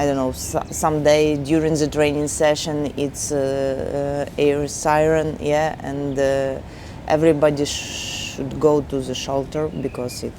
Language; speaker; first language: English; non-native, learner; Ukrainian